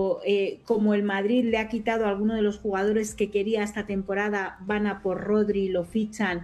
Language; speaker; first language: Spanish; native; Spanish